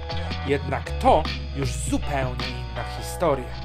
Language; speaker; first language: Polish; native; Polish